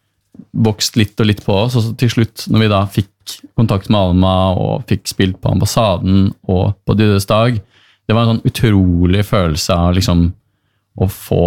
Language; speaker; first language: Norwegian; native; Norwegian